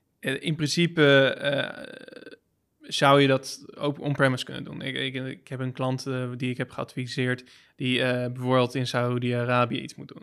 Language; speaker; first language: Dutch; native; Dutch